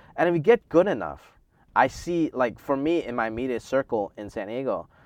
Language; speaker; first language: English; non-native, local second language; Cantonese